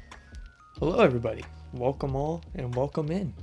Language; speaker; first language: English; native; English